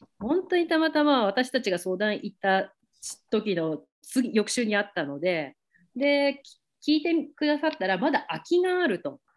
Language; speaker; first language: Japanese; native; Japanese